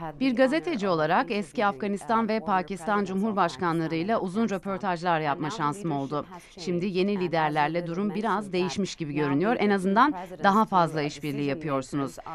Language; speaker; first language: Turkish; native; Turkish